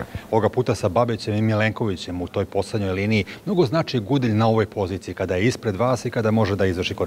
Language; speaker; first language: Serbian; native; Serbian